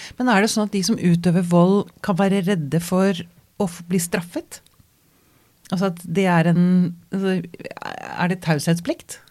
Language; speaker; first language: Norwegian; native; Norwegian